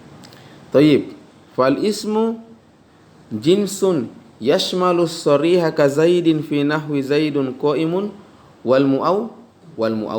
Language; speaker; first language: Arabic; non-native, fluent; Indonesian